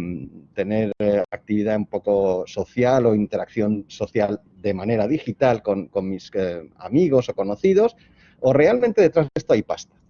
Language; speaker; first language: Spanish; native; Spanish